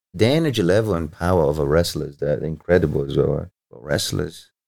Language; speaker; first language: English; non-native, fluent; Portuguese